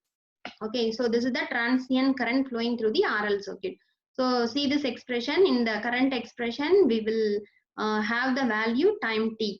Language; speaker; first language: English; non-native, local second language; Tamil